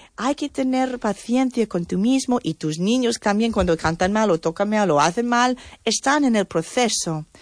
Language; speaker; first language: Spanish; non-native, fluent; English